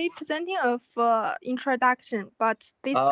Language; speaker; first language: English; non-native, learner; Chinese